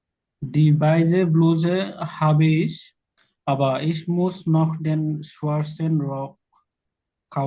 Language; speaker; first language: German; non-native, learner; Bangla